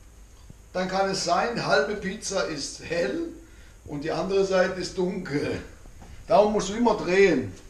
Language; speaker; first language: German; non-native, fluent; Italian